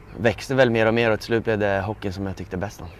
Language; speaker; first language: Swedish; native; Swedish